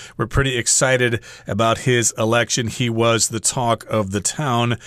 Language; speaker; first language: English; native; English